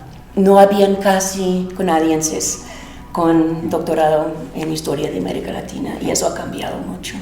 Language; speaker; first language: Spanish; non-native, fluent; English